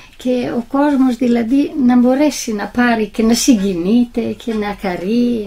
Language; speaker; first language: Greek; non-native, fluent; Italian